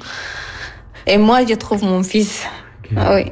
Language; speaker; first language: French; non-native, learner; Arabic